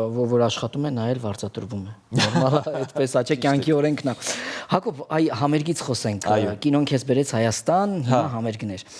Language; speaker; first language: Armenian; native; Armenian